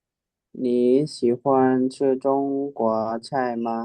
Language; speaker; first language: Chinese; non-native, learner; Lao